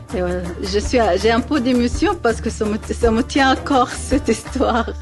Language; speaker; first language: French; non-native, fluent; Arabic